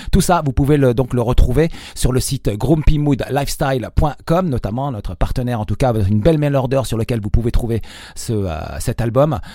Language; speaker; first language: French; native; French